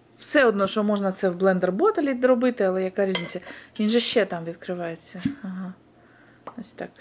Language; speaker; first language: Ukrainian; non-native, local second language; Russian